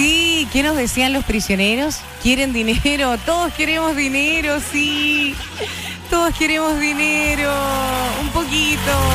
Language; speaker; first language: Spanish; native; Spanish